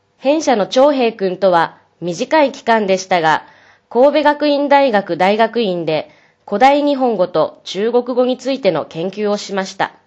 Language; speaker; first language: Japanese; native; Japanese